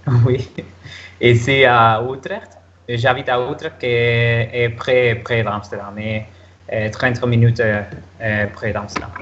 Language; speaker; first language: French; non-native, learner; Spanish